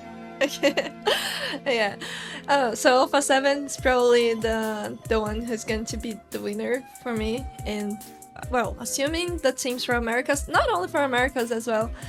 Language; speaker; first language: English; non-native, fluent; Portuguese